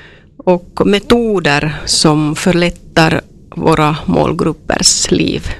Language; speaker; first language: Swedish; non-native, local second language; Finnish